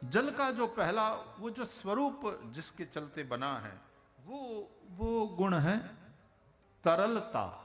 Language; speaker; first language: Hindi; non-native, local second language; Gujarati